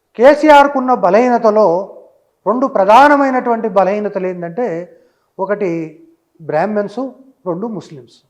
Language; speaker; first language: Telugu; native; Telugu